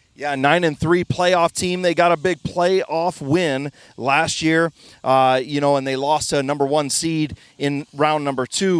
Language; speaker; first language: English; native; English